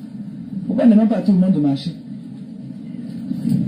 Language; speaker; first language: French; non-native, local second language; Lingala